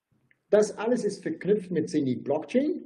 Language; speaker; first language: German; non-native, fluent; Turkish